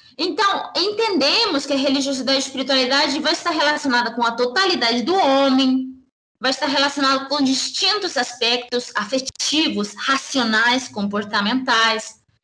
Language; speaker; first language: Portuguese; early bilingual, heritage; Spanish